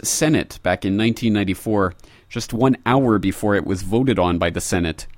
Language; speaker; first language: English; native; English